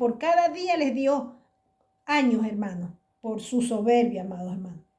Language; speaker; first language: Spanish; native; Spanish